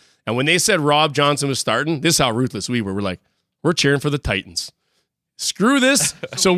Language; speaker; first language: English; native; English